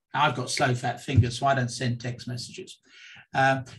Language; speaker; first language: English; native; English